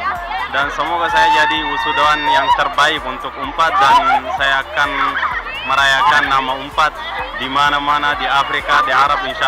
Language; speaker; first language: Indonesian; non-native, fluent; Arabic